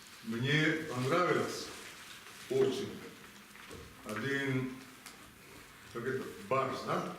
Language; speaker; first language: Russian; non-native, fluent; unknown